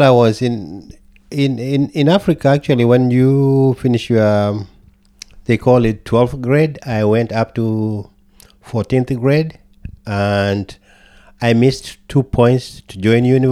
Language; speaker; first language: English; non-native, local second language; Gusii